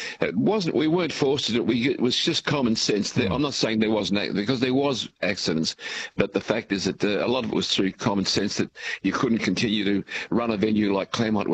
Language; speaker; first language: English; native; English